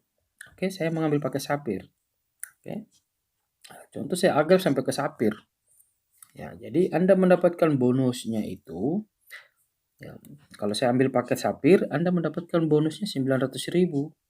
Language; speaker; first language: Indonesian; native; Indonesian